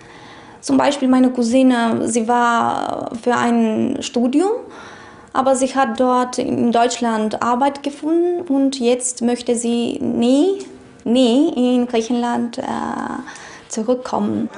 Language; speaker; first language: German; non-native, fluent; Greek